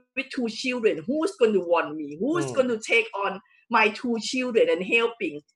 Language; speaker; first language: English; non-native, fluent; Thai